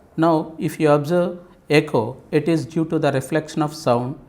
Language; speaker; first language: English; non-native, local second language; Telugu